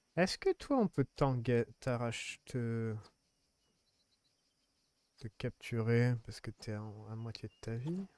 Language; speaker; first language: French; native; French